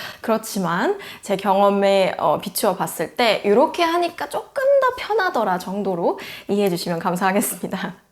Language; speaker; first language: Korean; native; Korean